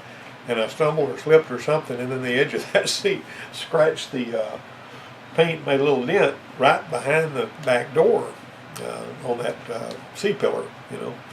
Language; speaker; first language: English; native; English